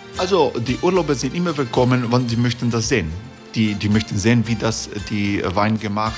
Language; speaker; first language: German; non-native, learner; Croatian